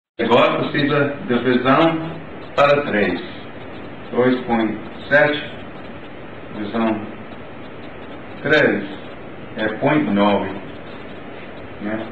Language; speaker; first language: Portuguese; non-native, learner; English